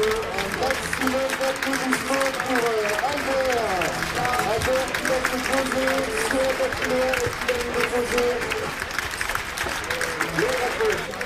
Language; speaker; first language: French; native; French